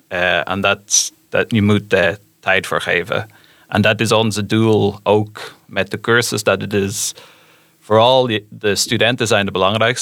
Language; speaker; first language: Dutch; non-native, fluent; English